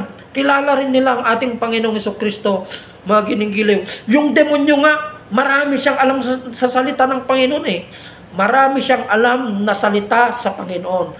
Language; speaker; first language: Filipino; native; Filipino